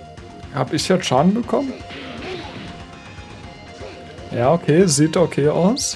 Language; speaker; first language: German; native; German